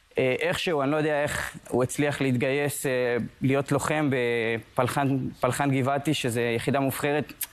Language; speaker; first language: Hebrew; early bilingual, other home language; Spanish